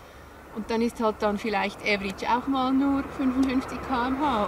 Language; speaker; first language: German; native; German